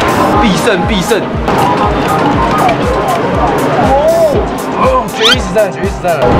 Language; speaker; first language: Chinese; native; Chinese